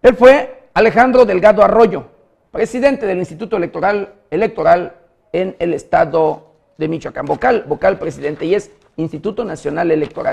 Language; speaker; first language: Spanish; native; Spanish